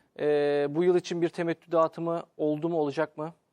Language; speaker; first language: Turkish; native; Turkish